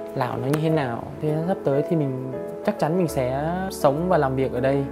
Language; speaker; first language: Vietnamese; early bilingual, other home language; Lao